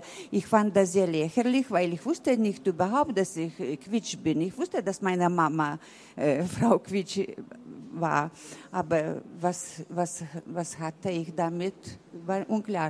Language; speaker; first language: German; early bilingual, heritage; German